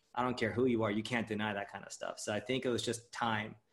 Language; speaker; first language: English; early bilingual, other home language; Japanese